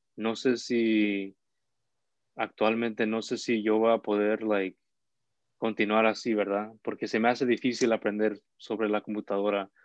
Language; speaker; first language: Spanish; early bilingual, heritage; Spanish